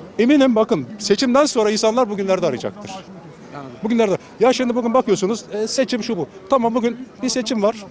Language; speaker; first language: Turkish; native; Turkish